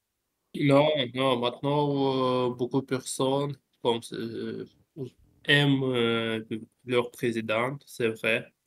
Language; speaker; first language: French; non-native, learner; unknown